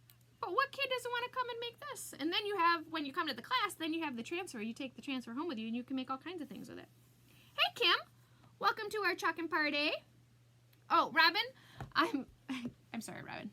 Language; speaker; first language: English; native; English